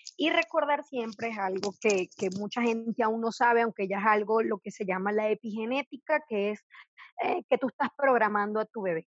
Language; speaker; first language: Spanish; native; Spanish